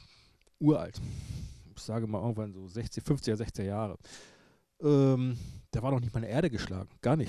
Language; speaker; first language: German; native; German